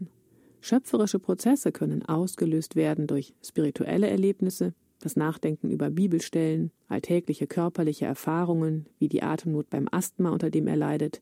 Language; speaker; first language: German; native; German